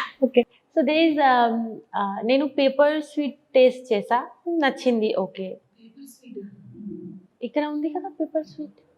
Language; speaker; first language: Telugu; non-native, learner; Bangla